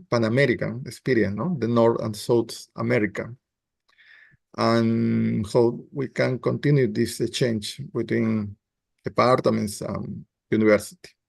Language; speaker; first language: English; non-native, learner; Spanish